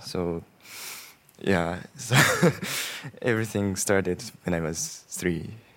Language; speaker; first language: English; non-native, learner; Japanese